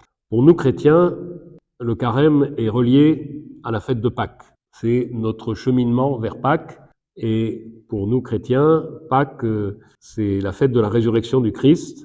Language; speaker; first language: French; native; French